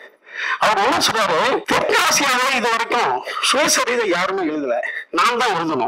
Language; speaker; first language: Tamil; native; Tamil